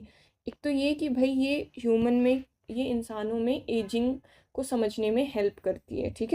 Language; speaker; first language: Hindi; native; Hindi